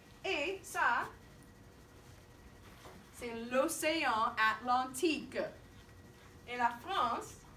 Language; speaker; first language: French; non-native, fluent; English